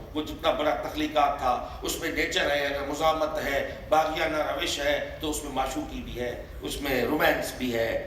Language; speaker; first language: Urdu; non-native, local second language; Sindhi